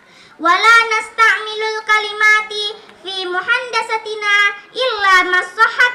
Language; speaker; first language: Arabic; non-native, fluent; Indonesian